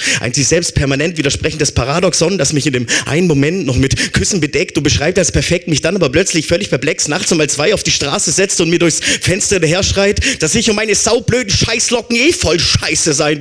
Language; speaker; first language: German; native; German